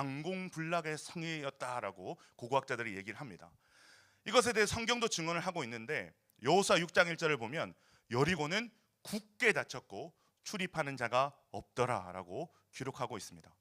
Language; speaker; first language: Korean; native; Korean